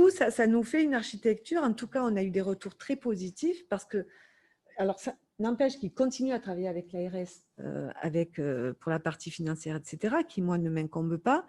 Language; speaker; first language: French; native; French